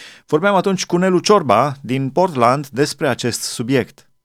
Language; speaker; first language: Romanian; native; Romanian